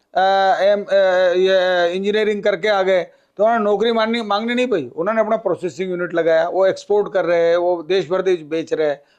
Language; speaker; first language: Hindi; non-native, local second language; Punjabi